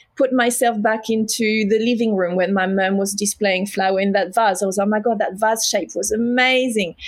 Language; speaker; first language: English; non-native, fluent; French